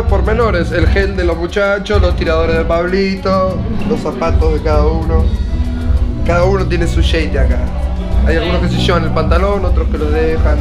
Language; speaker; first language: Spanish; native; Spanish